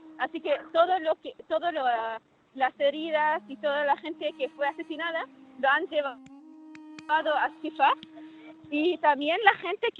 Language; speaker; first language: Spanish; non-native, fluent; Arabic